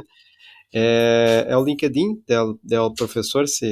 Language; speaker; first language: Spanish; non-native, fluent; Portuguese